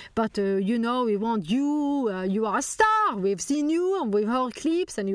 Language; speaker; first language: English; non-native, fluent; Swedish